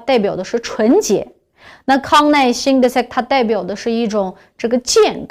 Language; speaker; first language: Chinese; non-native, local second language; Uyghur